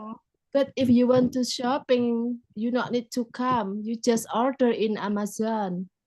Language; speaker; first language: English; non-native, learner; Indonesian